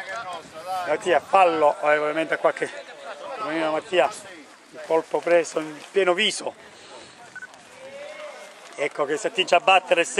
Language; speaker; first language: Italian; native; Italian